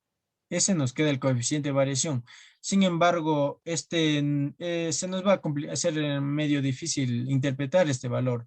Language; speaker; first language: Spanish; native; Spanish